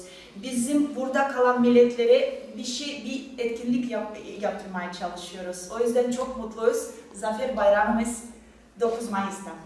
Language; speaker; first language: Turkish; non-native, fluent; Russian